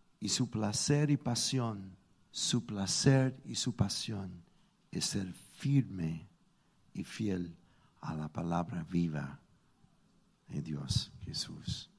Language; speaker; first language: Spanish; non-native, fluent; English